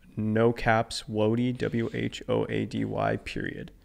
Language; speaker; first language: English; native; English